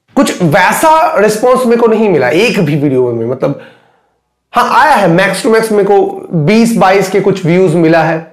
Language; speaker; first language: Hindi; non-native, local second language; Bangla